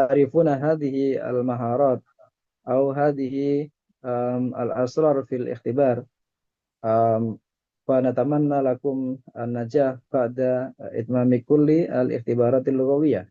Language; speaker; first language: Arabic; non-native, fluent; Indonesian